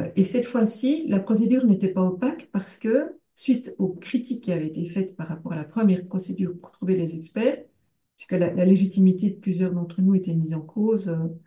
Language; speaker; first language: French; native; French